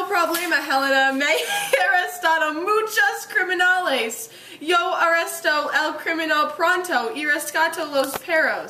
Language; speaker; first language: Spanish; non-native, learner; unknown